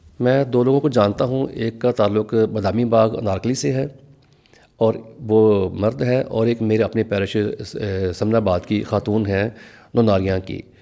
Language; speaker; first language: Urdu; non-native, local second language; Punjabi